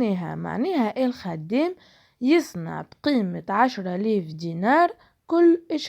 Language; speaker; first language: Arabic; native; Arabic